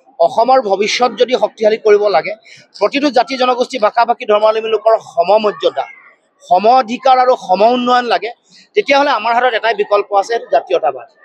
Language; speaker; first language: Assamese; native; Assamese